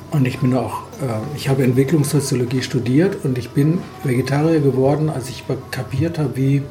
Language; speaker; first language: German; native; German